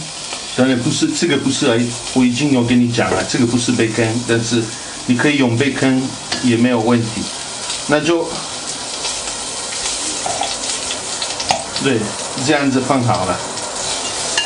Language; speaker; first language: Chinese; non-native, fluent; Italian